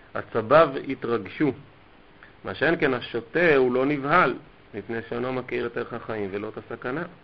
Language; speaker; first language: Hebrew; native; Hebrew